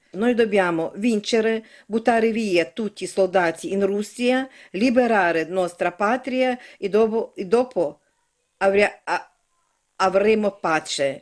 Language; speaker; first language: Italian; non-native, learner; Ukrainian